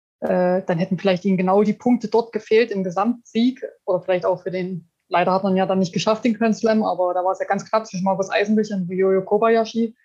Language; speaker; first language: German; native; German